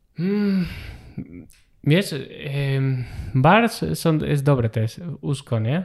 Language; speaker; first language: Polish; non-native, learner; Spanish